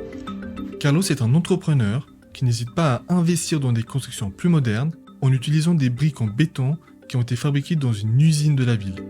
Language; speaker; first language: French; native; French